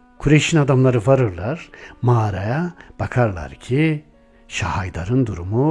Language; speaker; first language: Turkish; native; Turkish